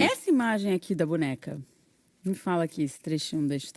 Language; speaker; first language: Portuguese; native; Portuguese